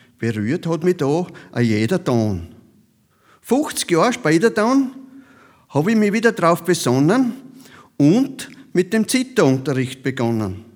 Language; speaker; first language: German; native; German